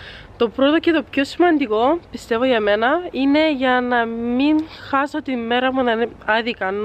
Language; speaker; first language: Greek; non-native, fluent; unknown